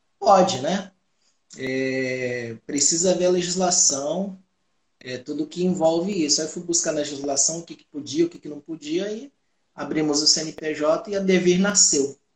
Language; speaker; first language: Portuguese; native; Portuguese